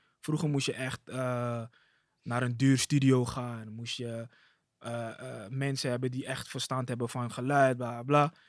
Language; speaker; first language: Dutch; early bilingual, other home language; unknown